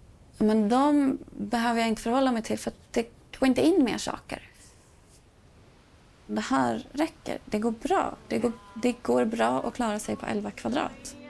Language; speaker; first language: Swedish; native; Swedish